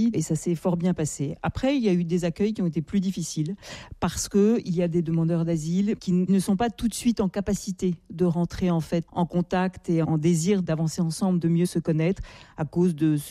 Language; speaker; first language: French; native; French